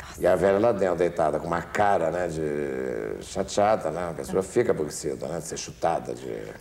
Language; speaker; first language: Portuguese; native; Portuguese